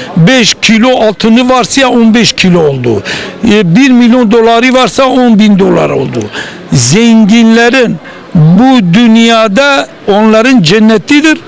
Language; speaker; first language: Turkish; non-native, local second language; Kurdish